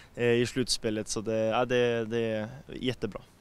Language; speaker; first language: Swedish; non-native, fluent; Norwegian